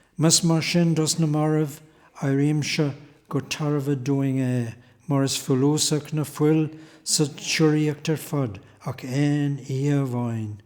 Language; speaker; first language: Irish; native; Irish